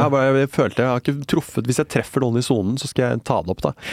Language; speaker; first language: Norwegian; native; Norwegian